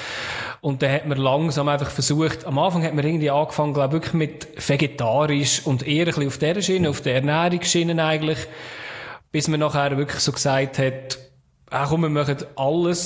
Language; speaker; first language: German; native; German